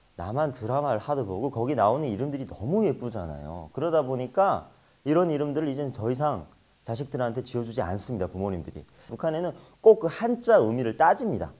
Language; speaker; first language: Korean; native; Korean